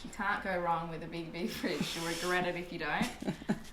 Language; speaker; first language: English; native; English